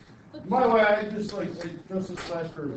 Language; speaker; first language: English; native; English